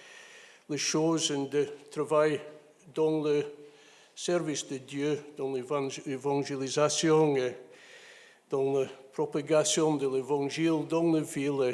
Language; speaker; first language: French; non-native, fluent; English